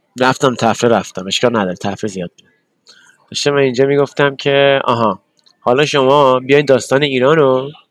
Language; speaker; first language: Persian; early bilingual, other home language; English